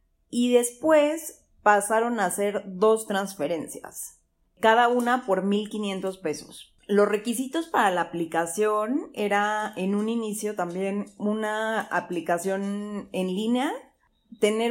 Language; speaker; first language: Spanish; native; Spanish